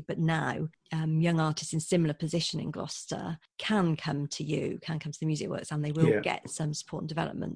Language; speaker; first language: English; native; English